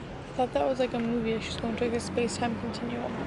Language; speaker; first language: English; native; English